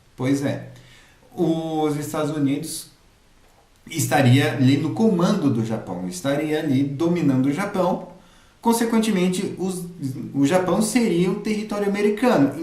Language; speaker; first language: Portuguese; native; Portuguese